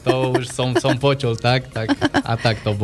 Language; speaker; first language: Slovak; non-native, learner; Portuguese